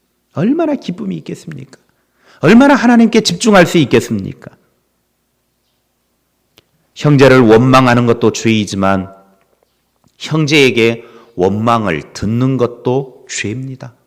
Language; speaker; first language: Korean; native; Korean